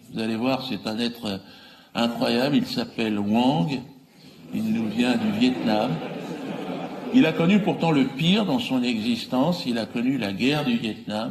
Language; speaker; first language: French; native; French